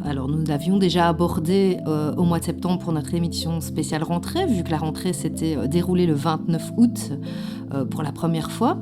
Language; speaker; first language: French; native; French